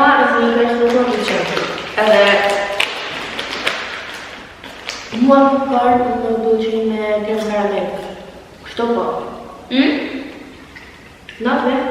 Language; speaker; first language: Albanian; early bilingual, heritage; Albanian